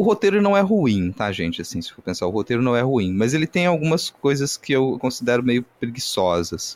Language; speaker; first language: Portuguese; native; Portuguese